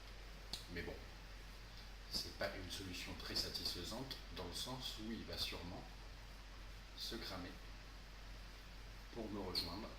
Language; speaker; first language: French; native; French